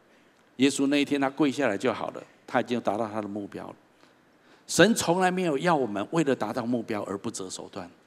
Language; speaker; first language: Chinese; native; Chinese